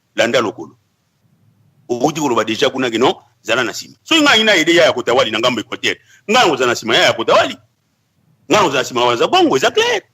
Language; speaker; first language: Lingala; non-native, local second language; Kongo